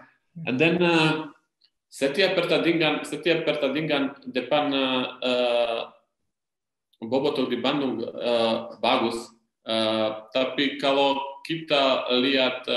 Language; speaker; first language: Indonesian; non-native, learner; Serbian